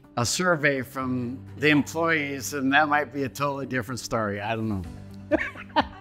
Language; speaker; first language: English; native; English